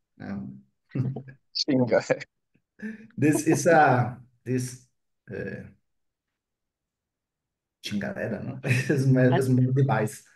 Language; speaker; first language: English; non-native, learner; Spanish